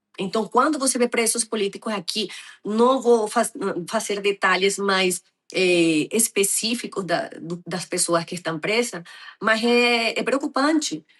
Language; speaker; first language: Portuguese; non-native, fluent; Spanish